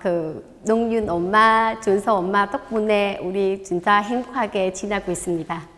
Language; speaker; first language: Korean; non-native, learner; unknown